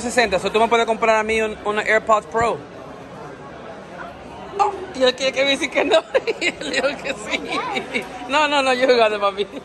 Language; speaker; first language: Spanish; native; Spanish